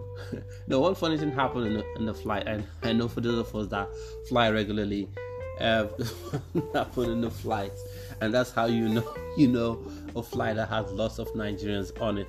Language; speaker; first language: English; non-native, local second language; Igbo